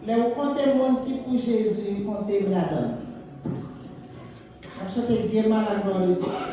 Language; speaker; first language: French; non-native, local second language; Haitian Creole